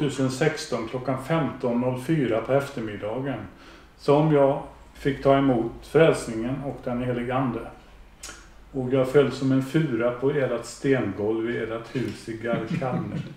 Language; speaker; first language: Swedish; native; Swedish